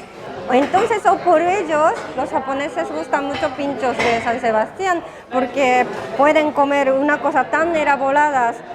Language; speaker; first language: Spanish; non-native, fluent; Japanese